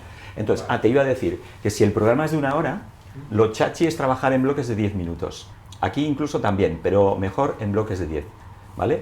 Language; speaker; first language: Spanish; native; Spanish